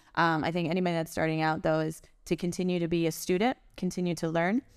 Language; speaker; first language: English; early bilingual, other home language; German